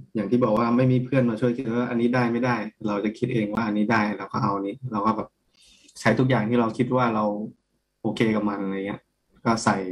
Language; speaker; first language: Thai; native; Thai